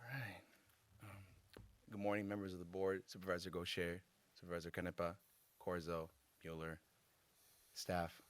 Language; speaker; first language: English; native; English